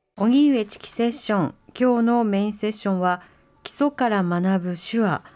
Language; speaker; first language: Japanese; native; Japanese